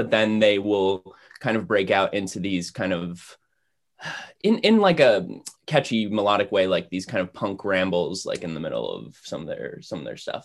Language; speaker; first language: English; native; English